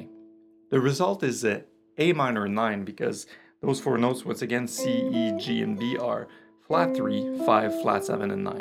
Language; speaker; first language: English; non-native, fluent; French